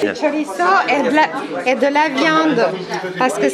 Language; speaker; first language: French; non-native, fluent; Spanish